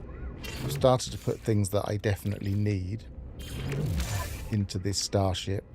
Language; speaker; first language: English; native; English